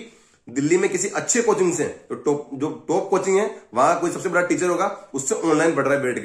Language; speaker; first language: Hindi; native; Hindi